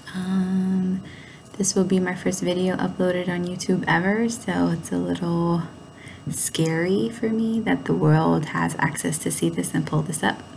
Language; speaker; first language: English; native; English